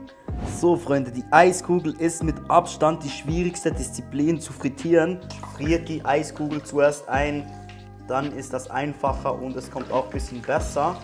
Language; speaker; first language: German; native; German